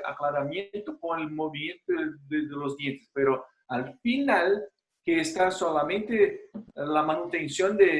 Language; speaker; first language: Spanish; non-native, fluent; Portuguese